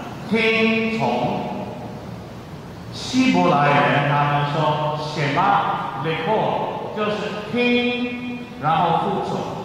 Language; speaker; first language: Chinese; non-native, fluent; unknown